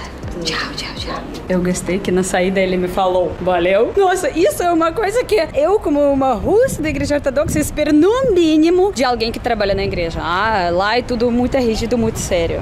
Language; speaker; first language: Portuguese; non-native, fluent; Russian